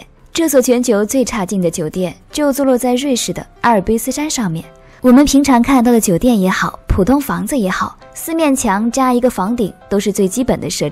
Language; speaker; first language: Chinese; native; Chinese